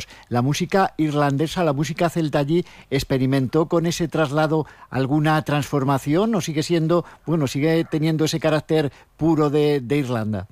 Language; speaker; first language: Spanish; native; Spanish